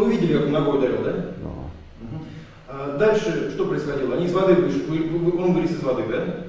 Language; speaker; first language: Russian; native; Russian